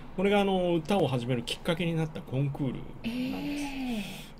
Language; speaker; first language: Japanese; native; Japanese